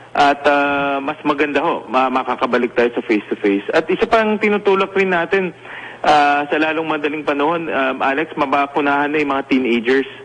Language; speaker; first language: Filipino; native; Filipino